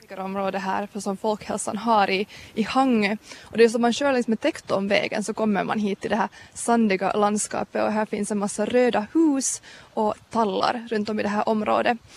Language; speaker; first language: Swedish; native; Swedish